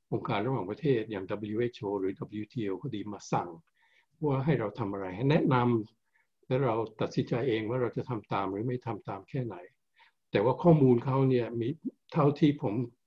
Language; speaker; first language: Thai; early bilingual, heritage; Thai